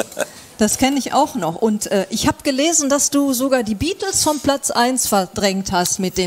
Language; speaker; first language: German; native; German